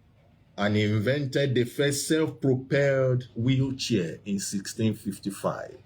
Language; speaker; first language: English; non-native, local second language; Yoruba